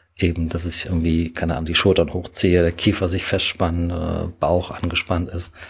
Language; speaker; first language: German; native; German